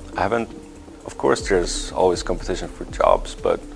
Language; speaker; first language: English; non-native, fluent; Swedish